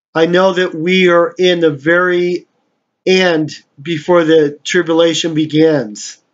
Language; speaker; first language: English; native; English